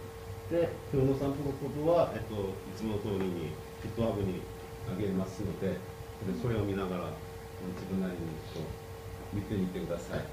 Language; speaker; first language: Japanese; non-native, fluent; Korean